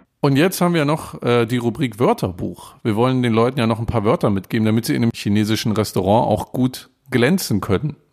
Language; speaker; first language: German; native; German